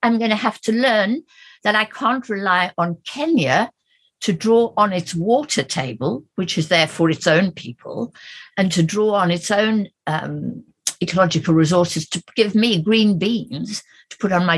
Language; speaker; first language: English; native; English